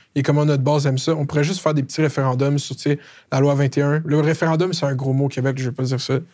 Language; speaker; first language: French; native; French